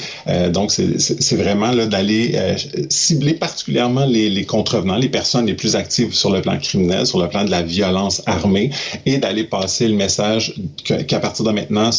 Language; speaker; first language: French; native; French